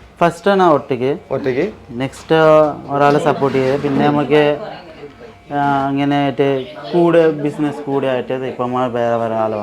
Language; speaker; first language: Malayalam; non-native, local second language; Bangla